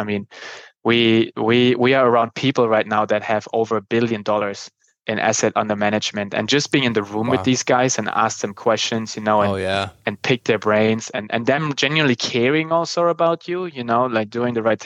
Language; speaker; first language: English; non-native, fluent; German